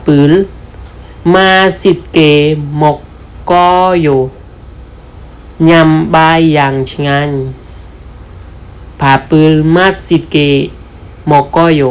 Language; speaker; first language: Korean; non-native, fluent; Khmer